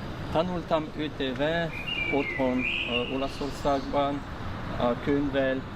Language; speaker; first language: Hungarian; non-native, learner; Italian